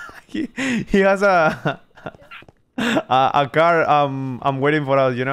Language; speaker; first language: English; non-native, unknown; Spanish